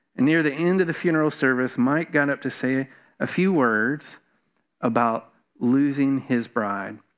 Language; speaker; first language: English; native; English